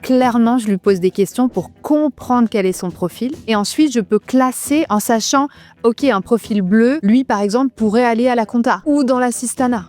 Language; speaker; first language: French; native; French